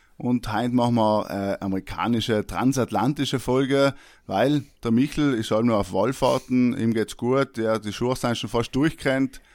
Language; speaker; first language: German; native; German